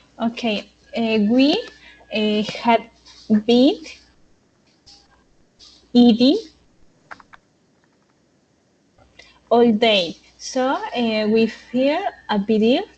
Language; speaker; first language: English; non-native, learner; Spanish